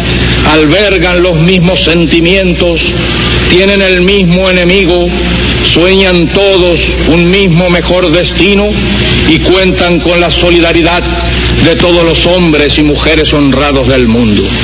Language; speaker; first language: Spanish; native; Spanish